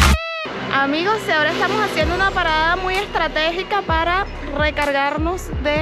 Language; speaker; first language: Spanish; native; Spanish